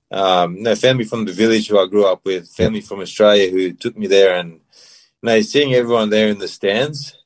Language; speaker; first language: English; early bilingual, other home language; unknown